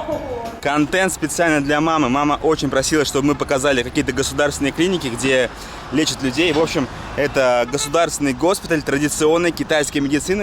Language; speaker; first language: Russian; native; Russian